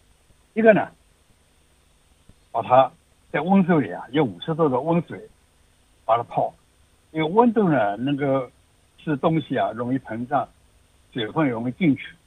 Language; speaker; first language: Chinese; native; Chinese